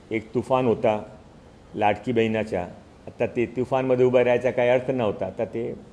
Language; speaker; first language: Marathi; non-native, local second language; Hindi